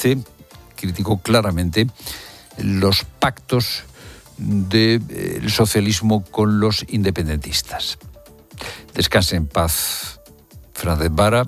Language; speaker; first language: Spanish; native; Spanish